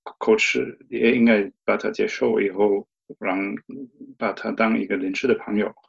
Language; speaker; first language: Chinese; non-native, fluent; German